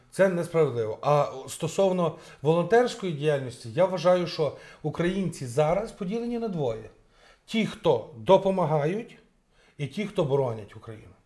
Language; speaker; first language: Ukrainian; native; Ukrainian